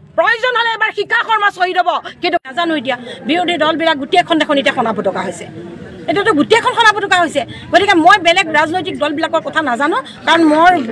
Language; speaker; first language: Assamese; native; Assamese